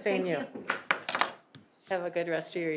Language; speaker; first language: English; native; English